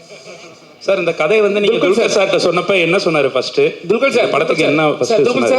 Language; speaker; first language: Tamil; native; Tamil